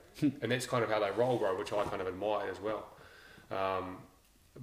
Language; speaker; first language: English; native; English